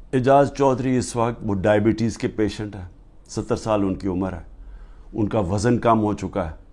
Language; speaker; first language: Urdu; native; Urdu